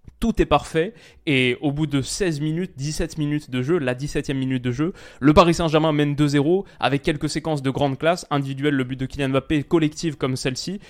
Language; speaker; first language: French; native; French